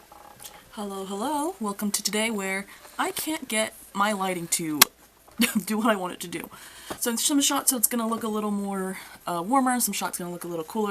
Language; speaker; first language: English; native; English